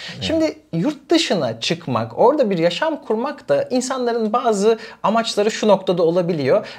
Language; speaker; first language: Turkish; native; Turkish